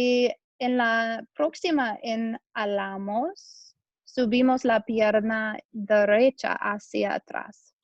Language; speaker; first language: Spanish; non-native, learner; English